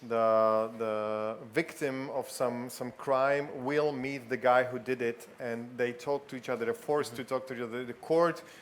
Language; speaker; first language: English; non-native, fluent; Slovak